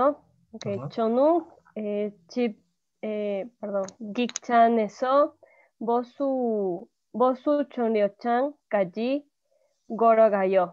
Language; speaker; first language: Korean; non-native, learner; Spanish